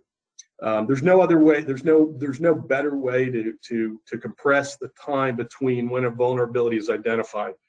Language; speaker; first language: English; native; English